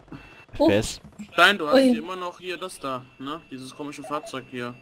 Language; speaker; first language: German; native; German